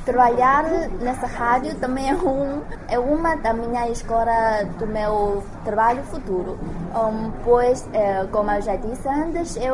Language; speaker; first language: Portuguese; non-native, learner; Chinese